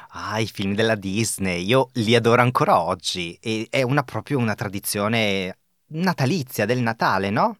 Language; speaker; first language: Italian; native; Italian